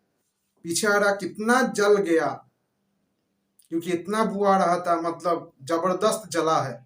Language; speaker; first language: Hindi; non-native, local second language; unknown